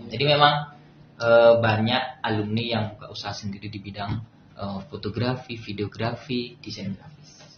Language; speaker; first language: Indonesian; native; Indonesian